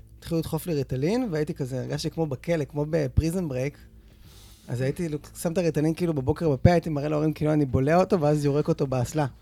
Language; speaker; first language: Hebrew; native; Hebrew